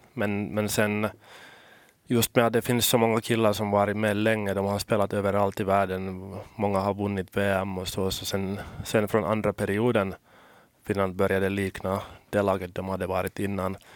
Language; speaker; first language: Swedish; non-native, local second language; Finnish